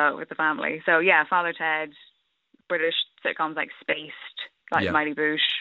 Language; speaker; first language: English; native; English